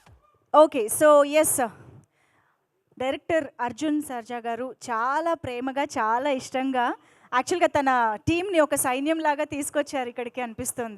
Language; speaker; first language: Telugu; native; Telugu